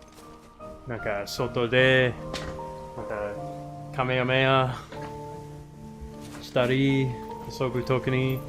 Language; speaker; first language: Japanese; non-native, learner; English